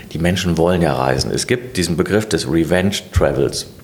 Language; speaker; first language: German; native; German